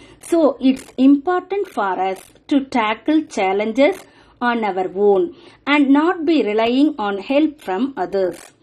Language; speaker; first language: English; non-native, local second language; Tamil